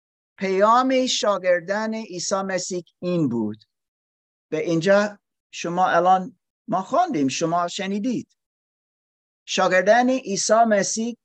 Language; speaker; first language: Persian; non-native, learner; English